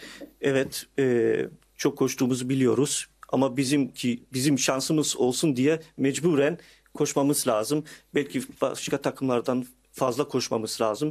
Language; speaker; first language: Turkish; early bilingual, heritage; Turkish